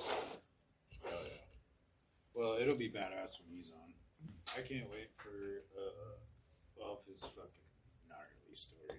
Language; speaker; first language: English; native; English